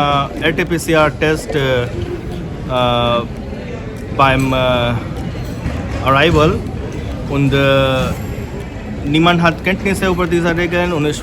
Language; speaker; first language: German; non-native, learner; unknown